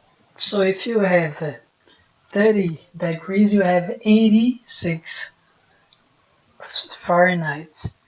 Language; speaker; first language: English; non-native, fluent; Portuguese